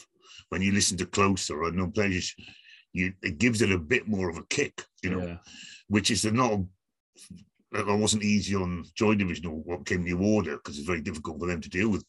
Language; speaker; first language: English; native; English